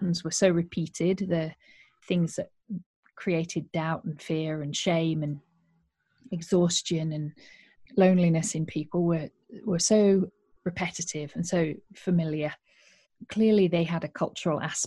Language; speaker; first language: English; native; English